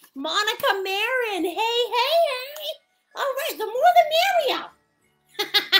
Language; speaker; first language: English; native; English